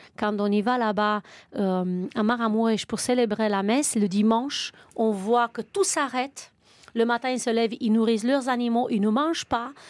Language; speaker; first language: French; non-native, fluent; Romanian